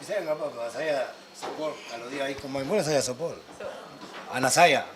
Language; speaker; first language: Indonesian; non-native, fluent; Spanish